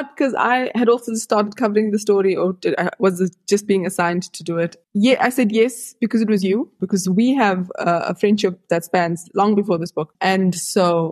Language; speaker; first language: English; native; English